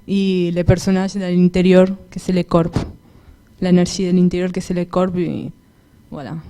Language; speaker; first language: French; non-native, fluent; Spanish